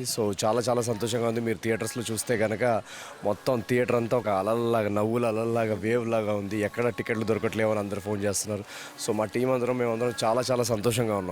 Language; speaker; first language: Telugu; native; Telugu